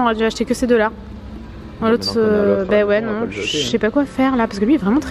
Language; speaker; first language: French; native; French